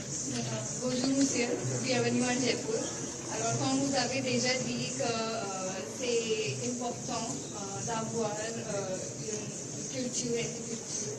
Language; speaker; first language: French; non-native, fluent; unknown